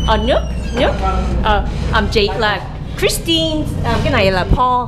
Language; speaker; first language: Vietnamese; early bilingual, heritage; Vietnamese